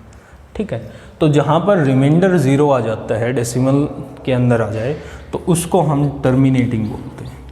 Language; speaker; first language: Hindi; native; Hindi